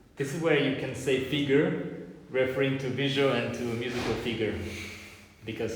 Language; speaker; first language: English; non-native, fluent; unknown